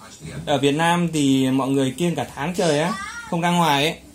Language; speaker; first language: Vietnamese; native; Vietnamese